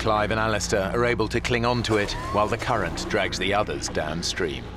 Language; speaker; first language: English; native; English